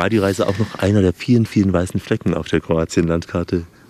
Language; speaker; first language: German; native; German